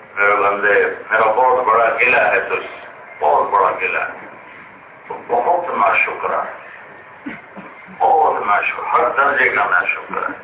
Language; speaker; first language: Urdu; non-native, local second language; Punjabi